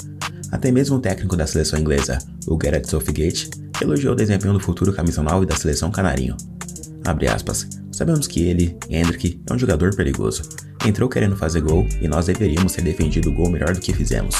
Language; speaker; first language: Portuguese; native; Portuguese